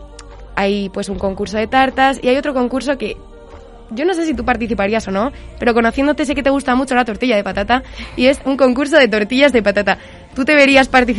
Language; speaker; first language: Spanish; native; Spanish